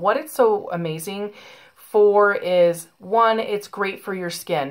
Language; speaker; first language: English; native; English